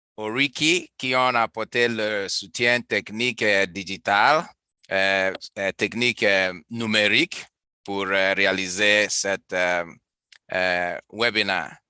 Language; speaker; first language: French; non-native, learner; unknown